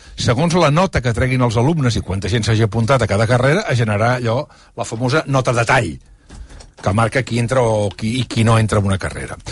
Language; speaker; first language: Catalan; native; Catalan